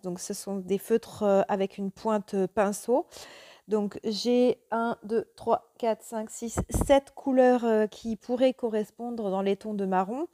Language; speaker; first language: French; native; French